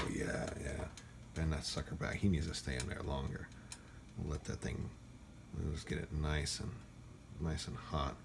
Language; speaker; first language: English; native; English